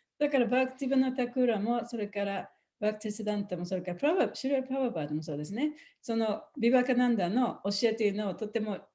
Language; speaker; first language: Japanese; native; Japanese